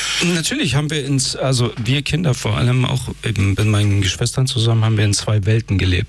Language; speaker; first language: German; early bilingual, other home language; Persian